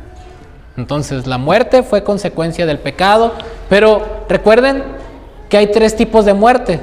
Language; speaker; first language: Spanish; native; Spanish